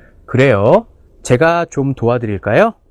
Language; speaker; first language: Korean; native; Korean